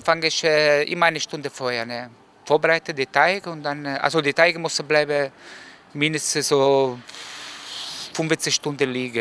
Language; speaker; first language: German; non-native, learner; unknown